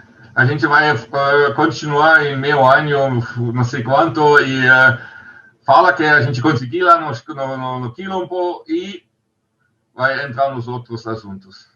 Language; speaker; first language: Portuguese; non-native, learner; German